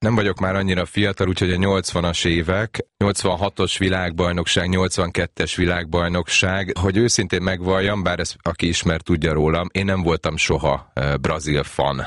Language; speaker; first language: Hungarian; native; Hungarian